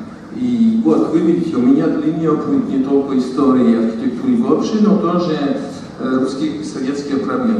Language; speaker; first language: Russian; non-native, fluent; French